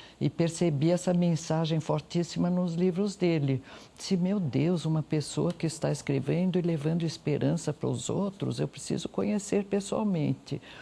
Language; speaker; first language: Portuguese; native; Portuguese